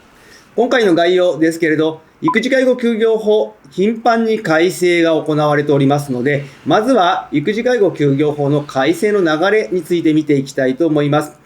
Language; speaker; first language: Japanese; native; Japanese